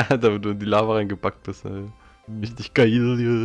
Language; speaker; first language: German; native; German